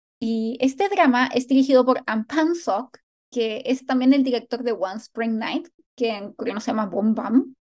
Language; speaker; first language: Spanish; native; Spanish